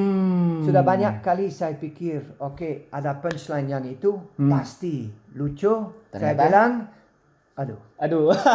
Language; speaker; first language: Indonesian; non-native, learner; Dutch